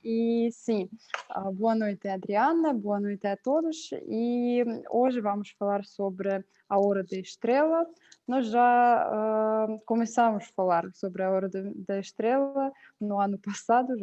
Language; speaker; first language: Portuguese; non-native, fluent; Russian